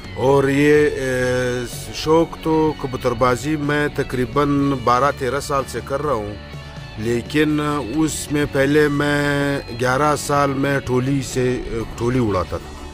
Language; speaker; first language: Urdu; non-native, local second language; Pashto